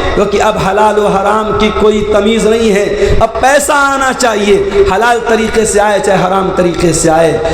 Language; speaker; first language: Urdu; native; Urdu